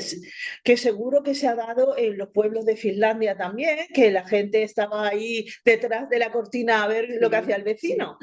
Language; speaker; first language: Spanish; native; Spanish